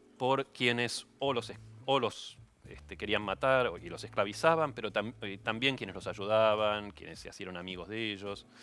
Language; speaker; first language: Spanish; native; Spanish